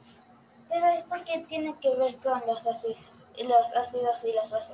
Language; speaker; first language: Spanish; early bilingual, heritage; Spanish